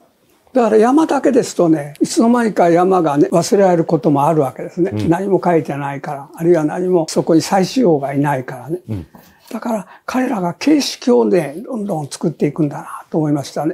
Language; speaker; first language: Japanese; native; Japanese